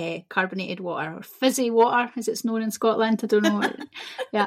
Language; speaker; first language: English; native; English